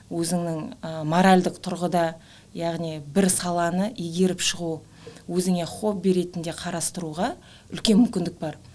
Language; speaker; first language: Kazakh; native; Kazakh